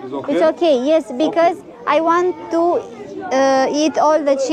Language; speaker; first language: English; non-native, learner; Romanian